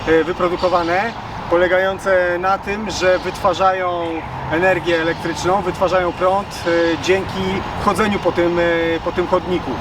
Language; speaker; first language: Polish; native; Polish